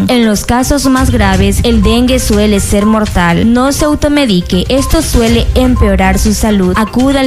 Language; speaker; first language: Spanish; native; Spanish